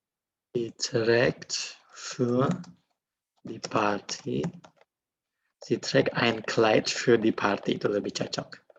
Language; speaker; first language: German; non-native, fluent; Indonesian